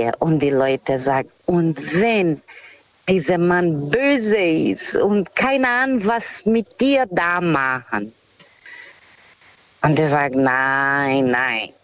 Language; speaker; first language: German; non-native, fluent; Portuguese